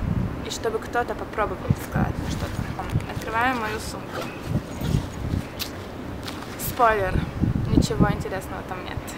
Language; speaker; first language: Russian; early bilingual, heritage; Russian